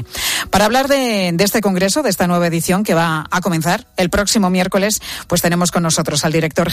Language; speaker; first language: Spanish; native; Spanish